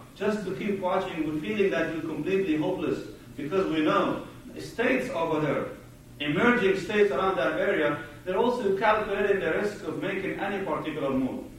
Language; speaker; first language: English; non-native, fluent; Arabic